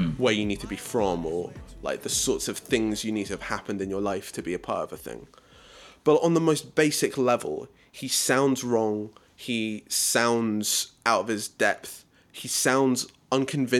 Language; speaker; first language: English; native; English